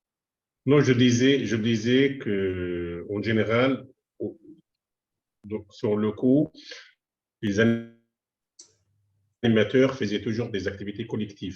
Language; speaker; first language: French; non-native, local second language; Arabic